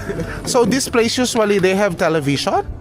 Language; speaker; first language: English; non-native, local second language; Filipino